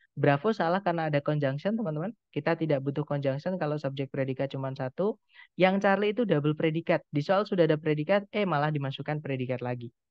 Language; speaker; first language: Indonesian; non-native, local second language; Javanese